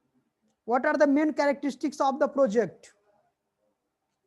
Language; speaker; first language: English; non-native, local second language; Hindi